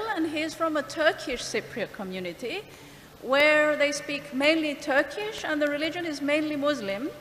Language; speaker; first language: English; non-native, fluent; Greek